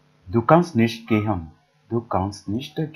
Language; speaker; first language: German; non-native, learner; English